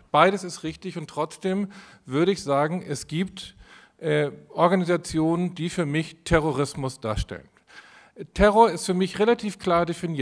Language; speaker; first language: German; native; German